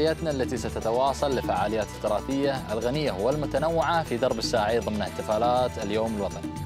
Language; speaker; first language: Arabic; native; Arabic